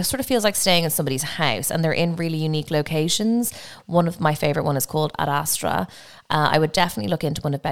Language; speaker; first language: English; native; English